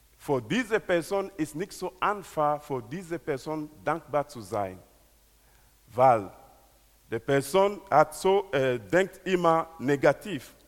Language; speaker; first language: German; non-native, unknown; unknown